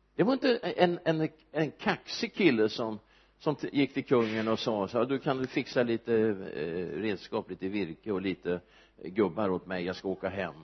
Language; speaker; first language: Swedish; native; Swedish